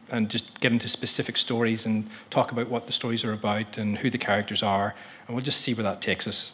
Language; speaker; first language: English; native; English